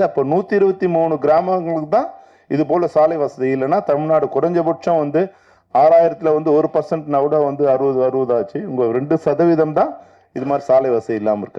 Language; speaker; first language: Tamil; native; Tamil